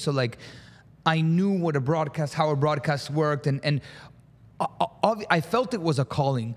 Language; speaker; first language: English; early bilingual, other home language; Spanish